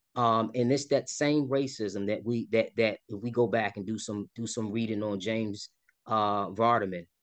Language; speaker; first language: English; native; English